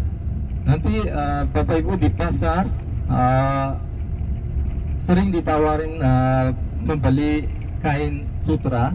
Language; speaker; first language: Indonesian; non-native, fluent; Uzbek